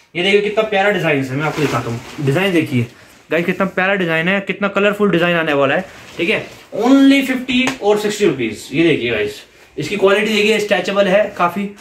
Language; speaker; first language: Hindi; native; Hindi